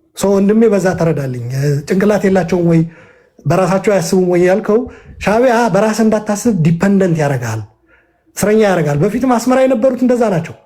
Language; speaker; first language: Amharic; non-native, local second language; Tigrinya